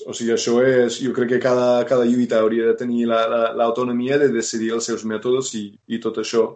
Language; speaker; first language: Catalan; non-native, fluent; English